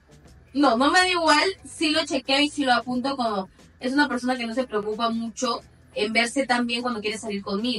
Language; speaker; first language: Spanish; native; Spanish